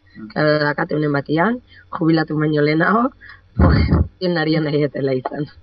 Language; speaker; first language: Basque; non-native, local second language; Spanish